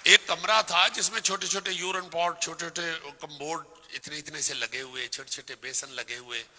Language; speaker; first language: Urdu; non-native, local second language; Punjabi